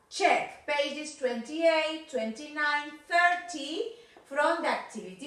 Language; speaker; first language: English; non-native, fluent; Spanish